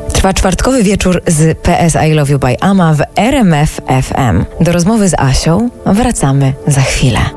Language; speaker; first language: Polish; native; Polish